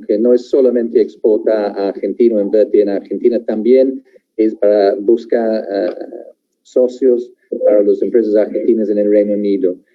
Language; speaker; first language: Spanish; non-native, fluent; English